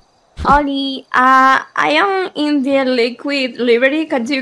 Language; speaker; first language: English; non-native, learner; Spanish